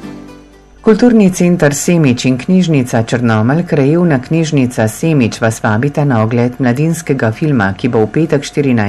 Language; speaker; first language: Slovenian; native; Slovenian